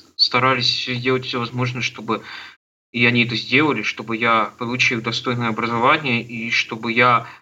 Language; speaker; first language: Russian; native; Russian